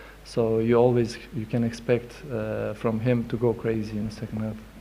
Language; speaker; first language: English; non-native, fluent; Turkish